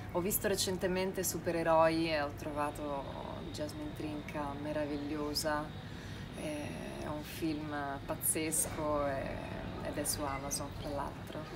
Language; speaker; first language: Italian; early bilingual, other home language; Russian